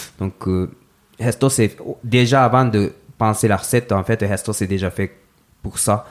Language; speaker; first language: French; non-native, fluent; Japanese